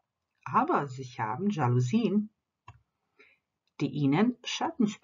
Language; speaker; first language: German; non-native, fluent; Croatian